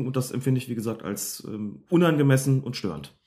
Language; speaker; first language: German; native; German